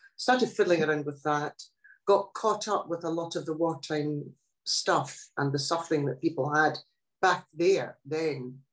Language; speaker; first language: English; non-native, local second language; Italian